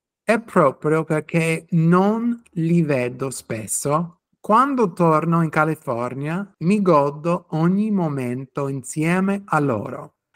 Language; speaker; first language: Italian; non-native, fluent; English